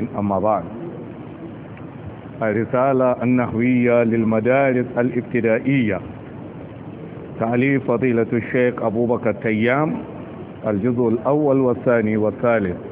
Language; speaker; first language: Arabic; non-native, fluent; Hausa